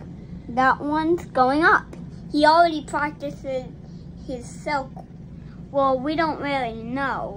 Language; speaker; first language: English; native; English